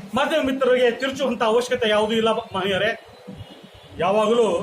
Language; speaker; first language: Kannada; native; Kannada